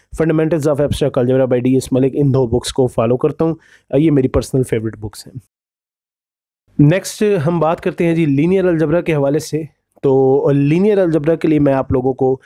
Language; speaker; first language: Urdu; native; Urdu